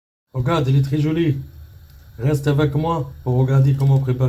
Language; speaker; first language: French; non-native, local second language; Arabic